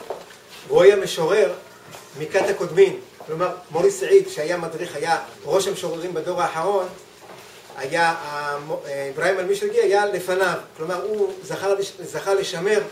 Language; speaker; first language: Hebrew; native; Hebrew